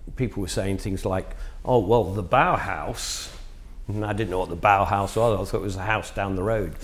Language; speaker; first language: English; native; English